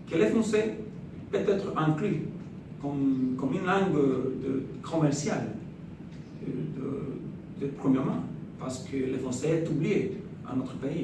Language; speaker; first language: French; non-native, fluent; Spanish